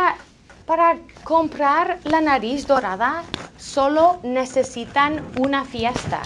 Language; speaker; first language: Spanish; non-native, fluent; English